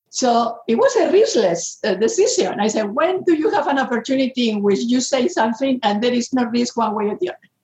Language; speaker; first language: English; non-native, fluent; Spanish